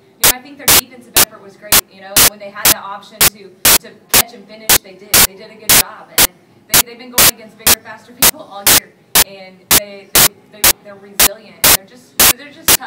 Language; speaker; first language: English; native; English